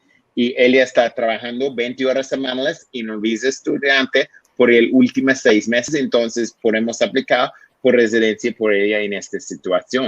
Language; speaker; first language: Spanish; non-native, learner; English